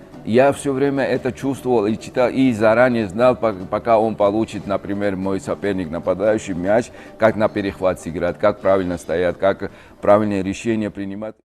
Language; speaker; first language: Russian; non-native, fluent; Georgian